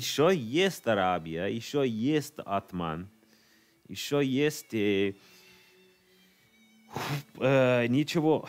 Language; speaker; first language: Russian; non-native, learner; English